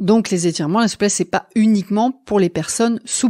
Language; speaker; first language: French; native; French